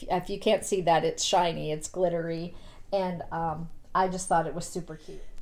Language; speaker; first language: English; native; English